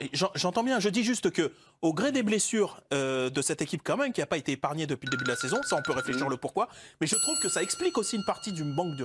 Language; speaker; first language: French; native; French